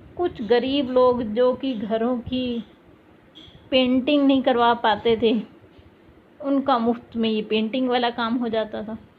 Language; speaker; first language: Hindi; native; Hindi